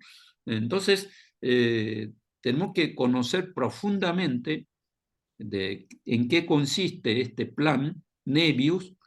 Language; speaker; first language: Spanish; non-native, fluent; Korean